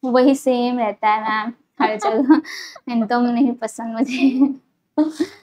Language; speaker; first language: Hindi; native; Hindi